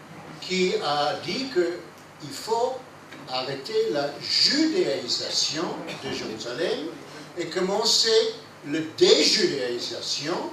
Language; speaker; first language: French; non-native, fluent; English